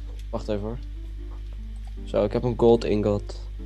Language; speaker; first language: Dutch; native; Dutch